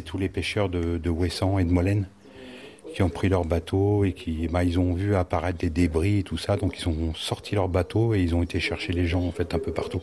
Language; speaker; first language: French; native; French